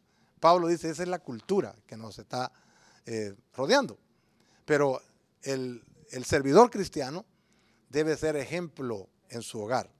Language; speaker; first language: Spanish; native; Spanish